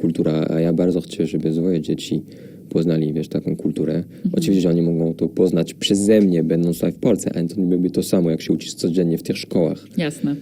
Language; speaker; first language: Polish; non-native, fluent; French